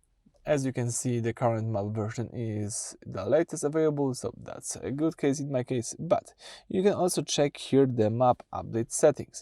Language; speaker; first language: English; non-native, fluent; Polish